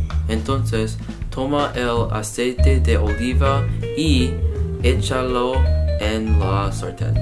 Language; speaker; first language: Spanish; non-native, learner; English